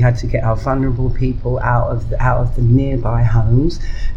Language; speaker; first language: English; native; English